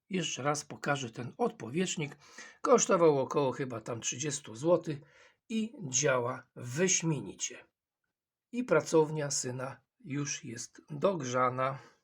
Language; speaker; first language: Polish; native; Polish